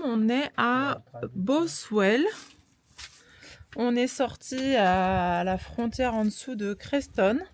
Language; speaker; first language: French; native; French